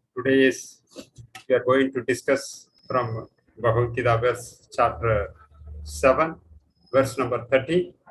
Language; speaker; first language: English; non-native, local second language; Tamil